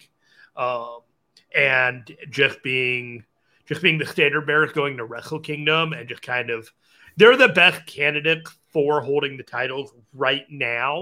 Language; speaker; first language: English; native; English